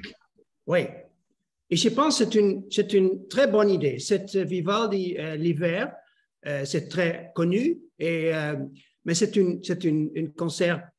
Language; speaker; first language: French; non-native, learner; Dutch